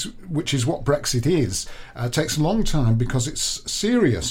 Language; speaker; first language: English; native; English